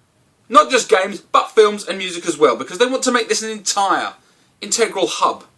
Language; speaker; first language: English; native; English